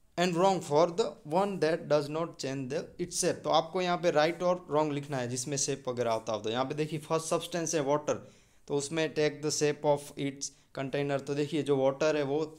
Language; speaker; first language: Hindi; native; Hindi